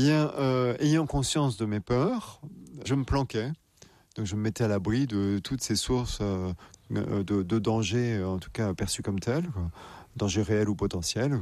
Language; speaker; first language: French; native; French